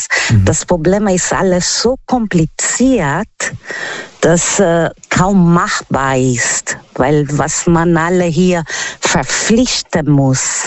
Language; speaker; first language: German; non-native, learner; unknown